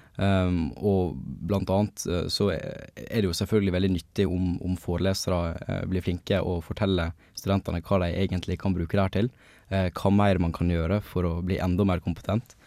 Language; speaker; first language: Norwegian; native; Norwegian